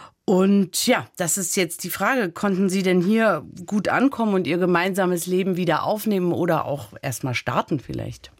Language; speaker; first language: German; native; German